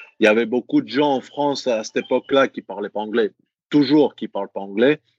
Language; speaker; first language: French; non-native, fluent; Greek